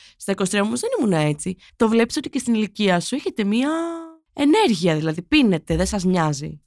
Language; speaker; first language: Greek; native; Greek